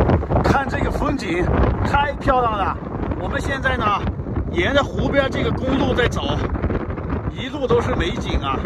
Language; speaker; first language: Chinese; native; Chinese